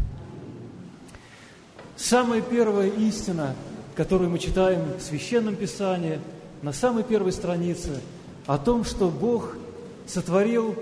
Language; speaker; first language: Russian; native; Russian